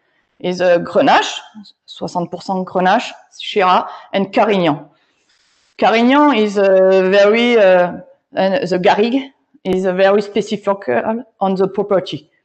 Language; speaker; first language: English; non-native, learner; French